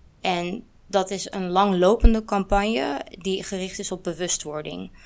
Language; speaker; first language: Dutch; early bilingual, other home language; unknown